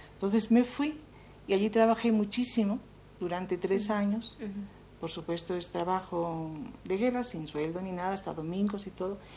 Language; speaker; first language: Spanish; native; Spanish